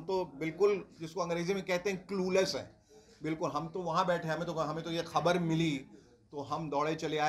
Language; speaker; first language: Hindi; native; Hindi